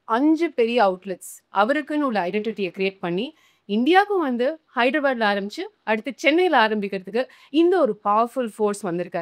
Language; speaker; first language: Tamil; native; Tamil